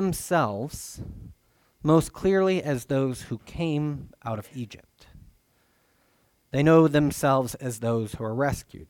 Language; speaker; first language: English; native; English